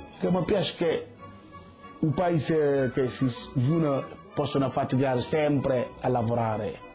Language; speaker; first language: Italian; non-native, learner; Wolof